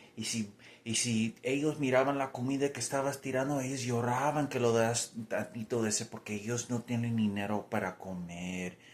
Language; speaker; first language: Spanish; early bilingual, heritage; Spanish